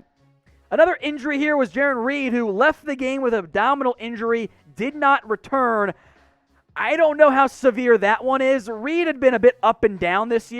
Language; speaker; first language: English; native; English